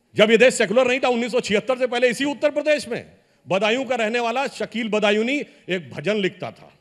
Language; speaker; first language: Hindi; native; Hindi